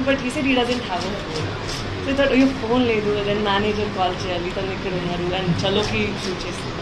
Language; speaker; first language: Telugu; non-native, learner; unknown